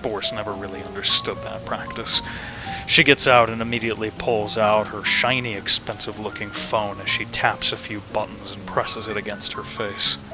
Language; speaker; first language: English; native; English